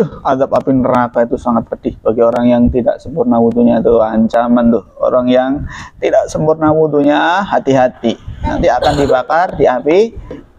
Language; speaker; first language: Indonesian; native; Indonesian